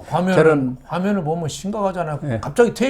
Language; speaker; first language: Korean; native; Korean